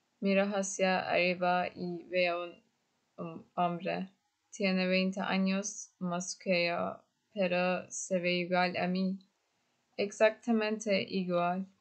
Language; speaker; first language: Spanish; non-native, learner; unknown